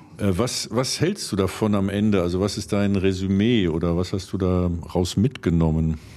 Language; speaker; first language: German; native; German